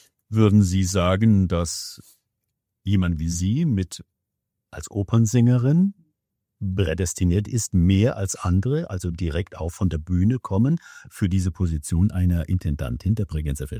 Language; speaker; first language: German; native; German